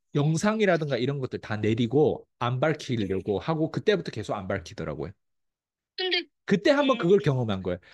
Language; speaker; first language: Korean; early bilingual, heritage; Korean